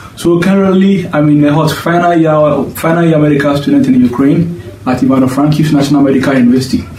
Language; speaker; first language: English; non-native, local second language; Akan